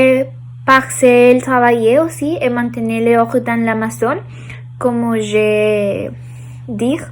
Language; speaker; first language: French; non-native, learner; Spanish